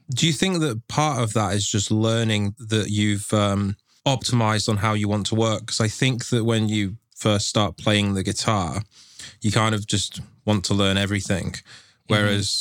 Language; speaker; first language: English; native; English